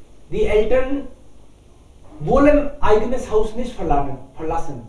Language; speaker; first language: German; non-native, learner; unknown